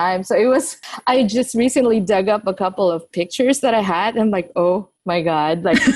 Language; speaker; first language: English; non-native, local second language; Filipino